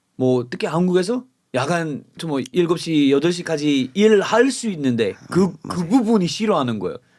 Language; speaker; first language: Korean; non-native, fluent; English